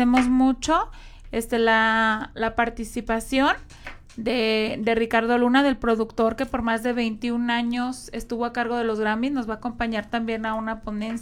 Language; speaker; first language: Spanish; native; Spanish